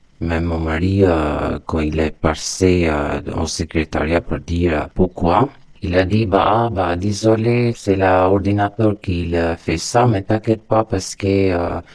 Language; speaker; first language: French; non-native, learner; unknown